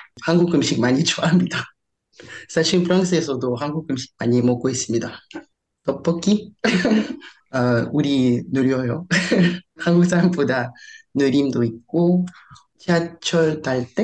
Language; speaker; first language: Korean; non-native, learner; French